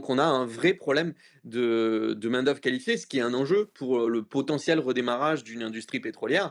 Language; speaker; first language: French; native; French